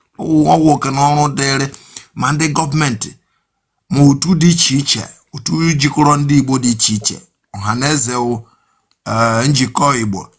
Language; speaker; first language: Igbo; native; Igbo